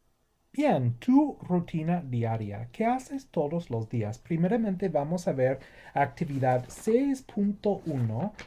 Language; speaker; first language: Spanish; non-native, fluent; English